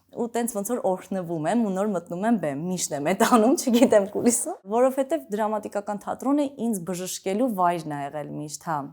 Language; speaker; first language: Armenian; early bilingual, other home language; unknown